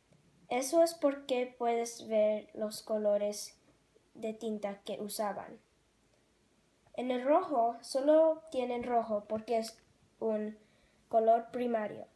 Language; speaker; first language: Spanish; non-native, learner; English